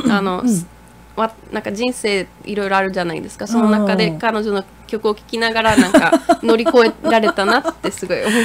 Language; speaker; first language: Japanese; native; Japanese